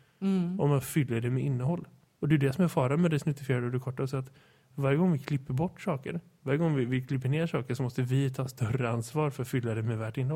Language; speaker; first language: Swedish; native; Swedish